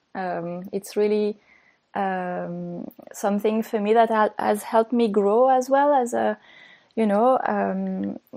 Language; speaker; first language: English; non-native, fluent; French